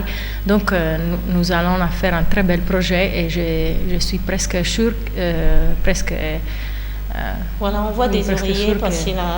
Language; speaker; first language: French; non-native, fluent; Italian